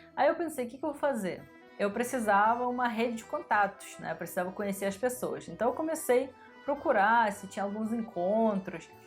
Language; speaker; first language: Portuguese; non-native, fluent; Russian